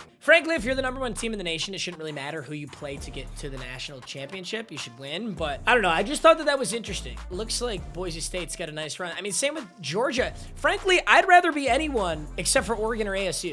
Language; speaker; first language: English; native; English